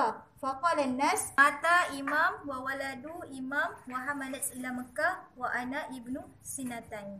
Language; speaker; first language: Arabic; non-native, learner; Malay